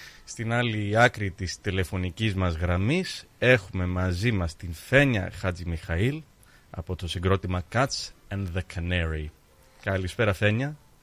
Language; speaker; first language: Greek; early bilingual, other home language; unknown